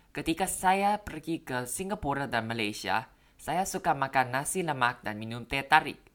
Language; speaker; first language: Indonesian; non-native, fluent; Thai